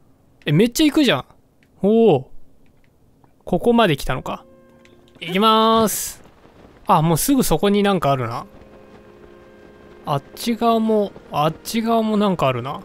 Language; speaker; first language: Japanese; native; Japanese